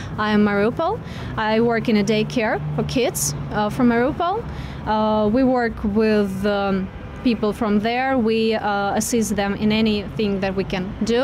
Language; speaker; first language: English; non-native, fluent; Russian